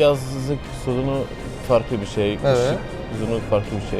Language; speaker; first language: Turkish; non-native, learner; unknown